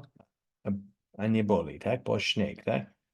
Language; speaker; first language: Polish; non-native, learner; English